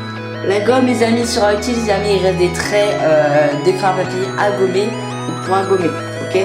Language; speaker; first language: French; native; French